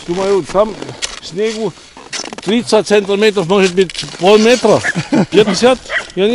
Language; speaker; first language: Russian; non-native, learner; German